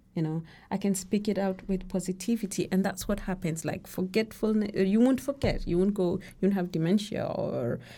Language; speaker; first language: English; non-native, local second language; Kikuyu